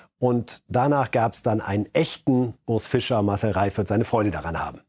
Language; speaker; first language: German; native; German